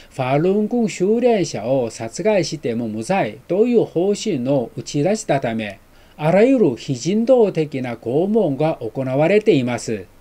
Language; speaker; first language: Japanese; non-native, fluent; Chinese